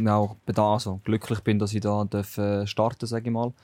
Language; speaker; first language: German; native; German